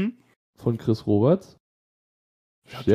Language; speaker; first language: German; native; German